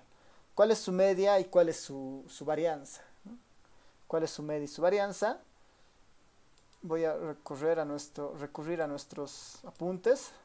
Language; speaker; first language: Spanish; native; Spanish